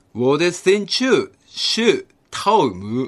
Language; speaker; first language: Chinese; non-native, learner; Japanese